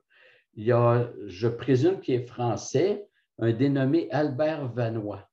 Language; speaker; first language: French; native; French